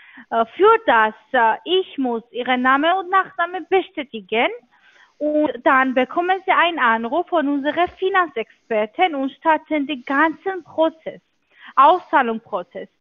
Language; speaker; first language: German; non-native, learner; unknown